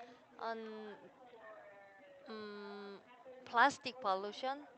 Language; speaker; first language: English; non-native, learner; Korean